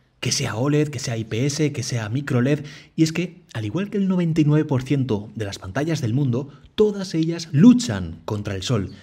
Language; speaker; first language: Spanish; native; Spanish